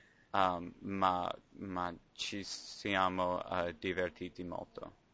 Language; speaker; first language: Italian; non-native, learner; English